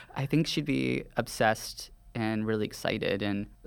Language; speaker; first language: English; native; English